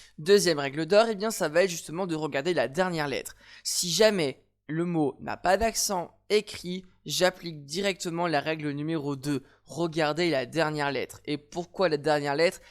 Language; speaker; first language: French; native; French